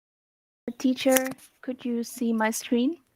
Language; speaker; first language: English; non-native, learner; Vietnamese